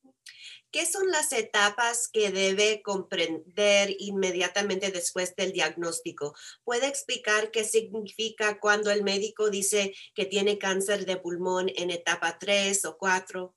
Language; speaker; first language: Spanish; early bilingual, heritage; Spanish